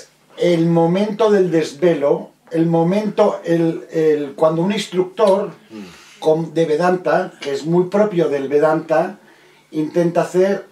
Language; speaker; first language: Spanish; native; Spanish